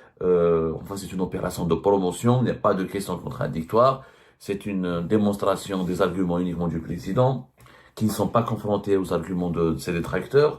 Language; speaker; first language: French; non-native, local second language; Arabic